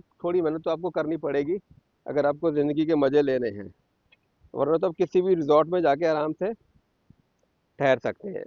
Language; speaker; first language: Hindi; native; Hindi